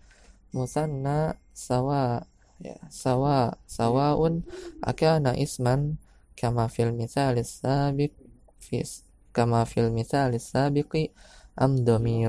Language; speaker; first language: Arabic; non-native, fluent; Indonesian